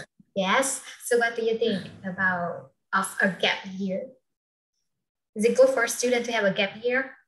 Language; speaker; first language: English; non-native, fluent; Vietnamese